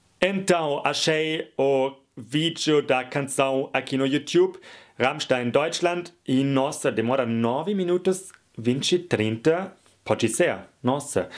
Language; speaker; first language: Portuguese; non-native, fluent; German